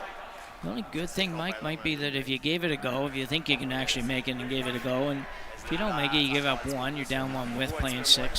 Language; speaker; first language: English; native; English